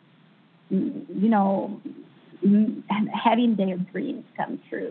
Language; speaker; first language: English; non-native, fluent; Italian